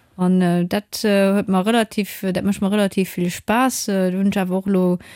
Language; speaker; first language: Luxembourgish; native; Luxembourgish